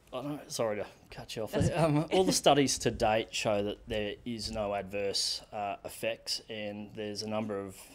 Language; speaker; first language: English; native; English